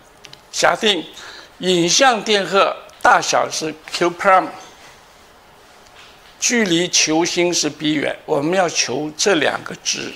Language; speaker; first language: Chinese; native; Chinese